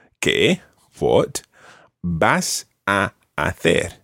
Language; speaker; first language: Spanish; non-native, fluent; English